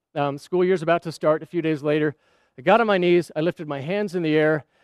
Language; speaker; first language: English; native; English